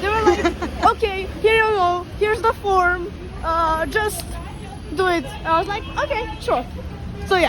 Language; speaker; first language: English; non-native, fluent; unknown